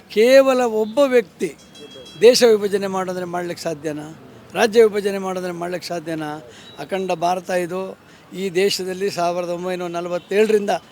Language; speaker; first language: Kannada; native; Kannada